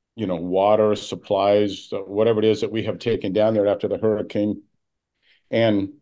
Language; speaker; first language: English; native; English